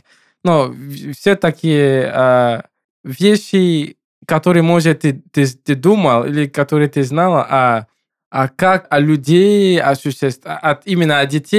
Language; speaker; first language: Russian; non-native, learner; English